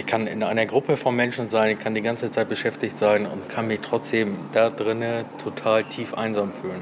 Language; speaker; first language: German; native; German